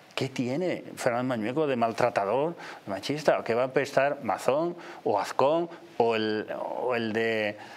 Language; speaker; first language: Spanish; native; Spanish